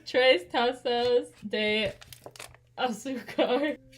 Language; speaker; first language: Spanish; non-native, learner; English